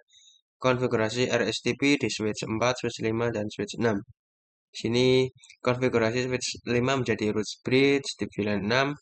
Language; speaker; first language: Indonesian; native; Indonesian